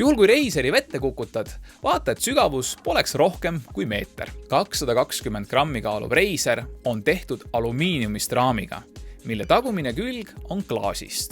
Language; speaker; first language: Estonian; native; Estonian